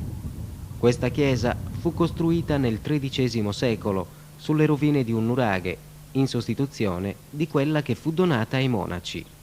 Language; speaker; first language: Italian; native; Italian